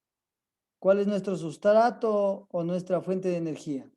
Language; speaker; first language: Spanish; native; Spanish